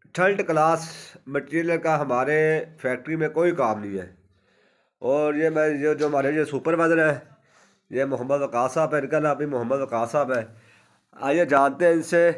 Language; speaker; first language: Urdu; non-native, local second language; Punjabi